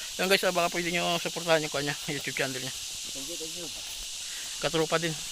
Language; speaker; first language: Filipino; native; Filipino